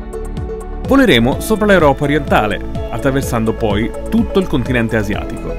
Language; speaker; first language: Italian; native; Italian